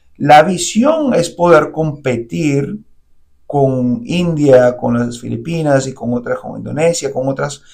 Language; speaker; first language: Spanish; native; Spanish